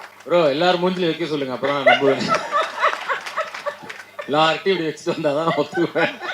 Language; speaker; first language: Tamil; native; Tamil